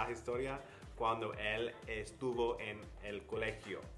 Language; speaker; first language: Spanish; non-native, fluent; English